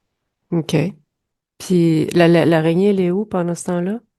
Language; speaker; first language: French; native; French